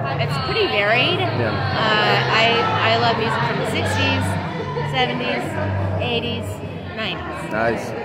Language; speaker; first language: English; native; English